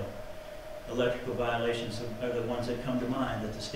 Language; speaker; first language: English; native; English